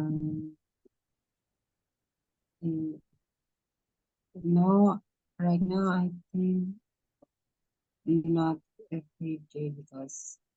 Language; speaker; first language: English; non-native, learner; Indonesian